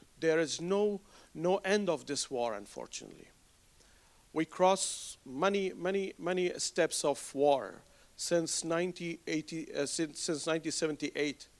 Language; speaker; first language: English; non-native, fluent; Persian